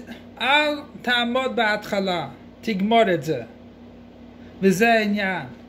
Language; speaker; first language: Hebrew; non-native, fluent; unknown